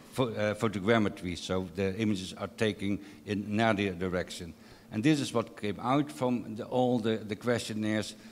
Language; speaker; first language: English; non-native, fluent; Dutch